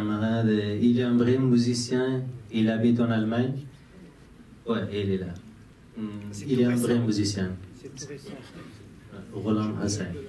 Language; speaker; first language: French; non-native, fluent; Persian